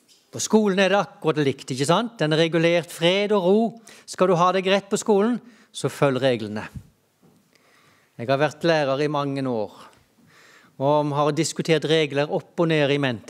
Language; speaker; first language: Norwegian; native; Norwegian